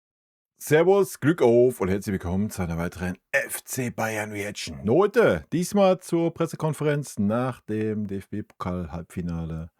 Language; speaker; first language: German; native; German